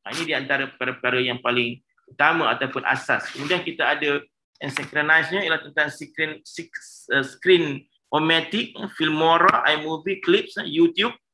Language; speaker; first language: Malay; native; Malay